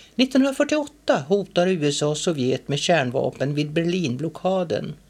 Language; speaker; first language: Swedish; native; Swedish